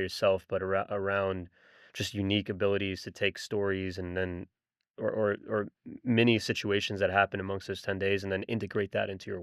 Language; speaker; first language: English; native; English